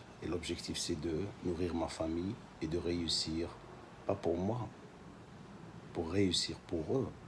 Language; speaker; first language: French; non-native, local second language; Arabic